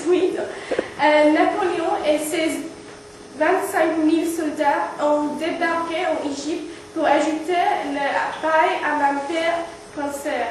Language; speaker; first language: French; non-native, learner; English